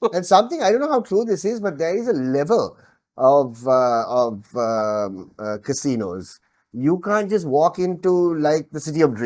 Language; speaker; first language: English; non-native, local second language; Sinhala